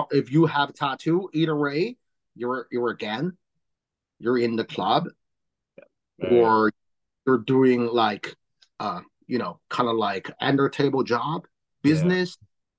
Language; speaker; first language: English; non-native, learner; Chinese